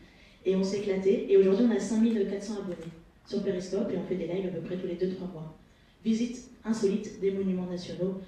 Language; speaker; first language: French; native; French